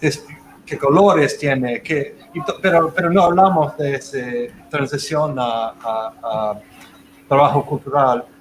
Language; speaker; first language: Spanish; non-native, fluent; English